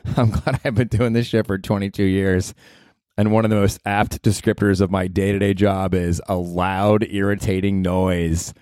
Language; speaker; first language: English; native; English